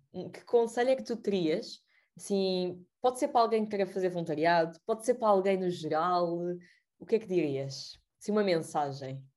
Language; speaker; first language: Portuguese; native; Portuguese